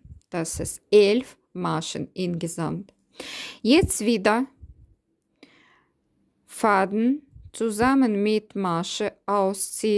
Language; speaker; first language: German; non-native, fluent; Russian